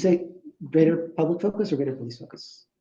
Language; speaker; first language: English; native; English